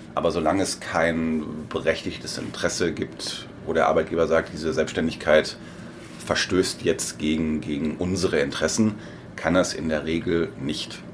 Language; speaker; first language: German; native; German